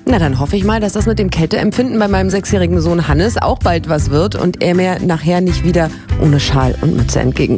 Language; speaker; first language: German; native; German